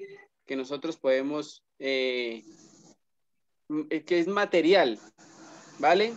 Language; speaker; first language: Spanish; native; Spanish